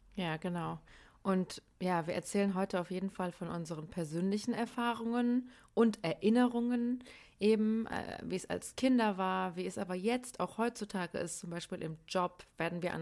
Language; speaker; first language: German; early bilingual, other home language; Persian